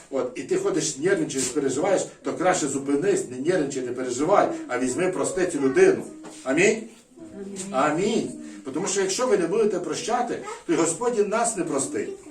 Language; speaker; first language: Ukrainian; non-native, local second language; Russian